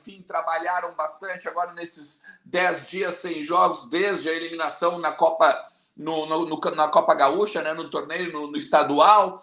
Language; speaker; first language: Portuguese; native; Portuguese